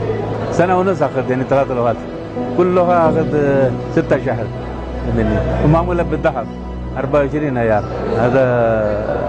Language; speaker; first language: Arabic; non-native, learner; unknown